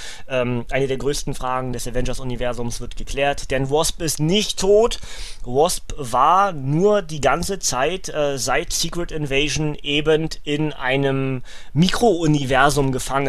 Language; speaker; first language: German; native; German